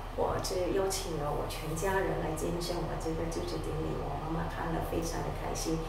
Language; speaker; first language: Chinese; non-native, local second language; Malay